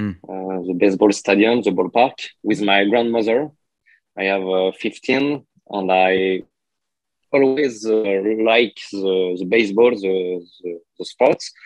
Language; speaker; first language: English; non-native, learner; French